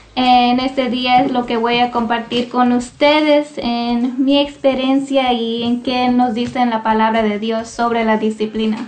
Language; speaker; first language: Spanish; early bilingual, heritage; Spanish